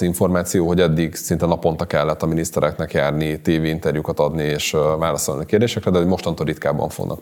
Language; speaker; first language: Hungarian; native; Hungarian